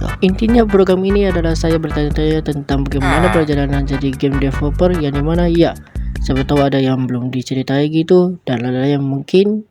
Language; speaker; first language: Indonesian; native; Indonesian